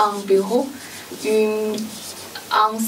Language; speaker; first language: French; non-native, learner; Chinese